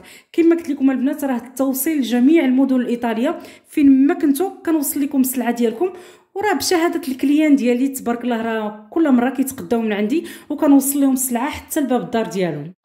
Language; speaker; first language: Arabic; native; Arabic